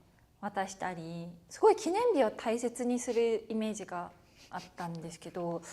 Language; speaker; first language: Japanese; native; Japanese